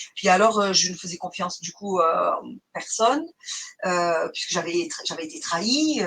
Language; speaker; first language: French; non-native, fluent; Portuguese